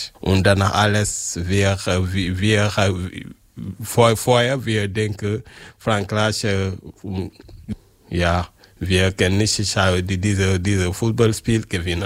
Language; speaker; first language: German; non-native, learner; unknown